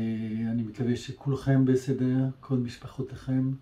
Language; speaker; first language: Hebrew; non-native, fluent; French